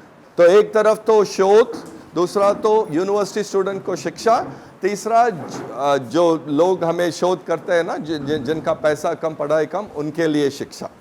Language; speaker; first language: Hindi; non-native, local second language; Tamil